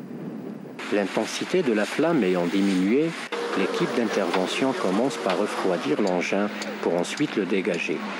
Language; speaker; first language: French; non-native, local second language; Arabic